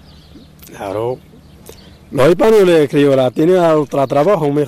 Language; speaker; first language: Spanish; non-native, learner; Arabic